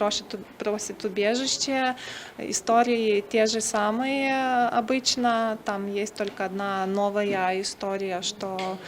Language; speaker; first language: Russian; non-native, fluent; Lithuanian